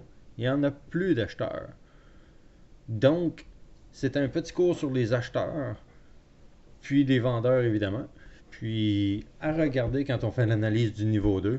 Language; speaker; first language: French; native; French